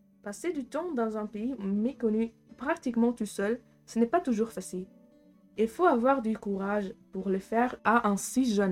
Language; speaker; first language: French; non-native, fluent; German